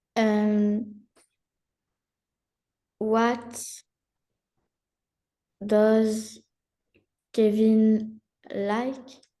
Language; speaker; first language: English; non-native, learner; French